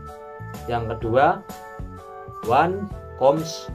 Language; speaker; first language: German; non-native, learner; Indonesian